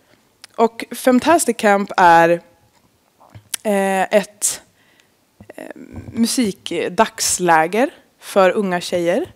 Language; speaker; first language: Swedish; native; Swedish